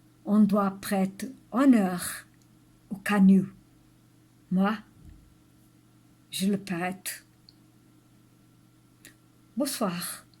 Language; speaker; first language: French; non-native, learner; Portuguese